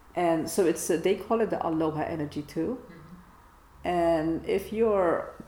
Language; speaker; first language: English; non-native, fluent; Dutch